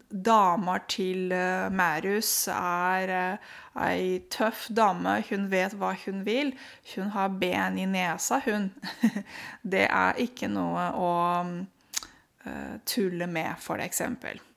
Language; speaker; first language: Norwegian; non-native, fluent; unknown